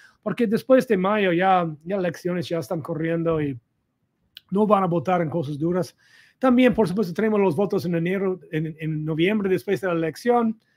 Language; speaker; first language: Spanish; non-native, fluent; English